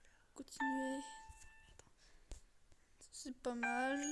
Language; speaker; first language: French; native; French